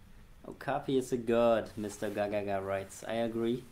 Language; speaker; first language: English; non-native, fluent; German